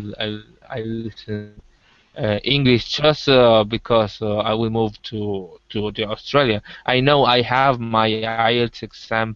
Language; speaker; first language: English; non-native, learner; Spanish